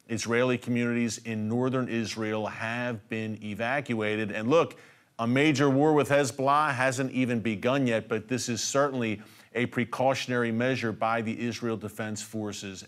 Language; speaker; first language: English; native; English